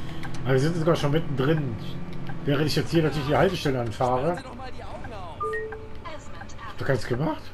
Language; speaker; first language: German; native; German